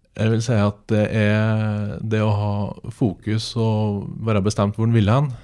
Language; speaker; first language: Norwegian; native; Norwegian